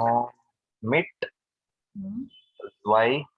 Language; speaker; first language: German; non-native, learner; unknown